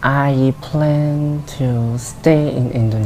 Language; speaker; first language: English; non-native, learner; Chinese